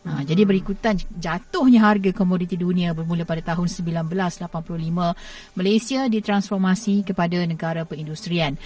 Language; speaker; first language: Malay; native; Malay